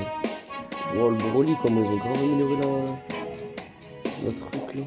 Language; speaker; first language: French; native; French